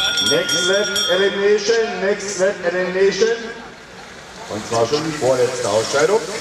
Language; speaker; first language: German; native; German